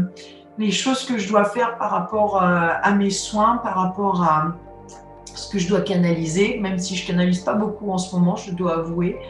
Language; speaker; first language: French; native; French